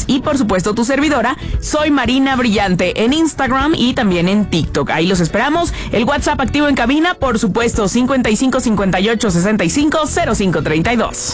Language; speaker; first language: Spanish; native; Spanish